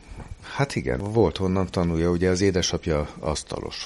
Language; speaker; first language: Hungarian; native; Hungarian